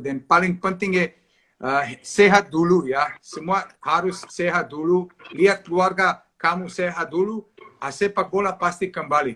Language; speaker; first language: Indonesian; non-native, fluent; Serbian